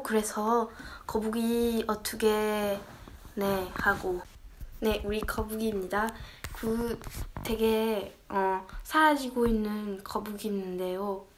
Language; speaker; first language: Korean; early bilingual, heritage; Korean